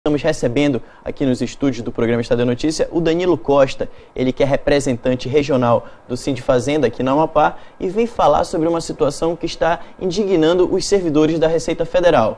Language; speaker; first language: Portuguese; native; Portuguese